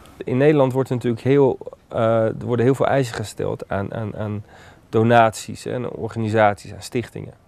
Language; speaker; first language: Dutch; native; Dutch